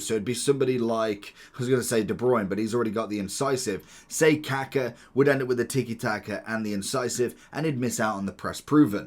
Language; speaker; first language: English; native; English